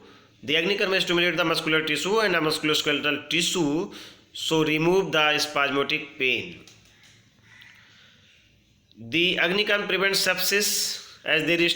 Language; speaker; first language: English; non-native, local second language; Hindi